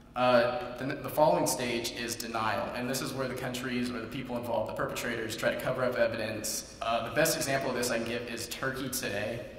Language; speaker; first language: English; native; English